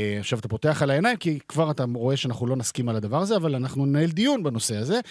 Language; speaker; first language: Hebrew; native; Hebrew